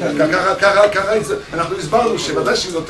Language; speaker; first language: Hebrew; non-native, fluent; French